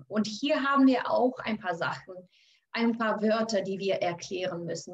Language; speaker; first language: German; non-native, fluent; Albanian